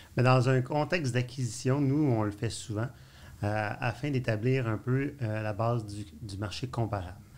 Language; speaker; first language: French; native; French